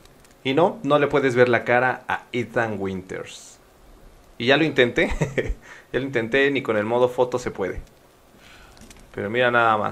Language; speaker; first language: Spanish; native; Spanish